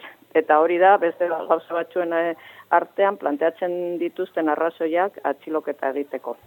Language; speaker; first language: Basque; native; Basque